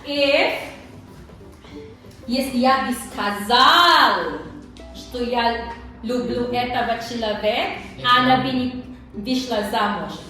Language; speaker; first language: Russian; non-native, learner; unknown